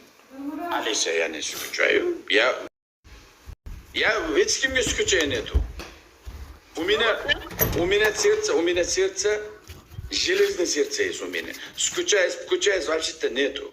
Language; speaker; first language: Russian; non-native, learner; Uzbek